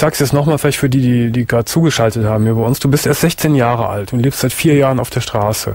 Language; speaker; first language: German; native; German